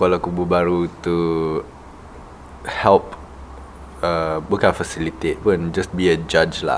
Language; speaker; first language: English; non-native, local second language; Malay